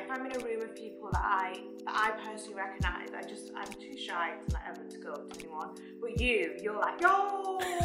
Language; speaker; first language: English; native; English